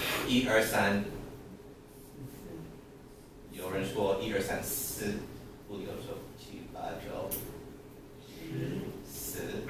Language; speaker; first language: Chinese; non-native, learner; English